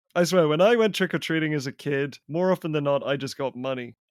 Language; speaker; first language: English; native; English